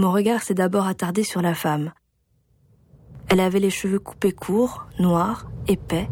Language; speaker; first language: French; native; French